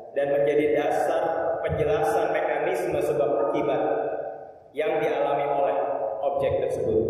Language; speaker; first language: Indonesian; native; Indonesian